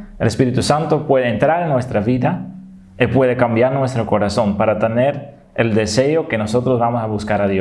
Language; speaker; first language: Spanish; non-native, fluent; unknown